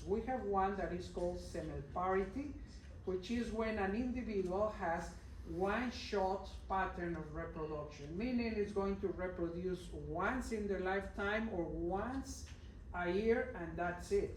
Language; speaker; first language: English; non-native, fluent; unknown